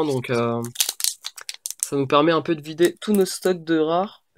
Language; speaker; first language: French; native; French